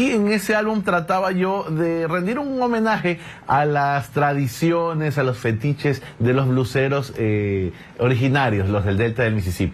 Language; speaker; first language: Spanish; native; Spanish